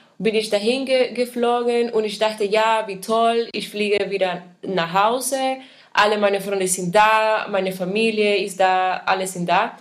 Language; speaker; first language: German; non-native, fluent; Spanish